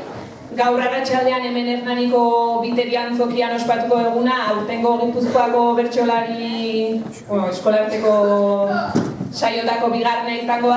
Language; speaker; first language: Basque; native; Basque